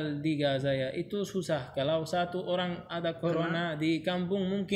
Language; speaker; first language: Indonesian; non-native, learner; Arabic